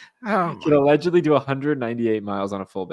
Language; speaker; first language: English; native; English